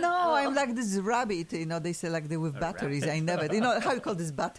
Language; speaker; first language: English; non-native, fluent; Polish